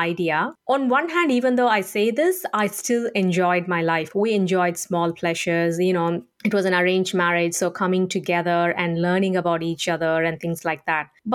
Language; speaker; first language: English; non-native, local second language; Tamil